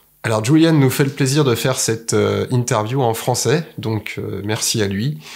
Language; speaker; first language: French; native; French